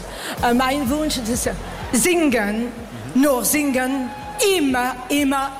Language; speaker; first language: German; non-native, learner; French